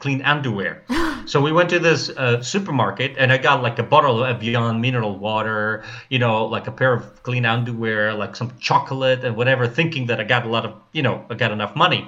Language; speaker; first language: English; non-native, fluent; Russian